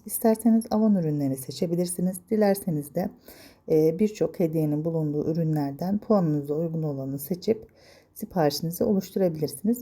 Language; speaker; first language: Turkish; native; Turkish